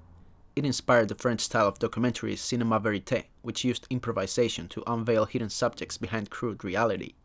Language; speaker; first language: English; non-native, fluent; Spanish